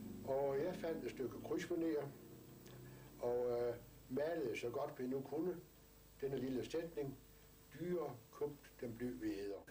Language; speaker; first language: Danish; native; Danish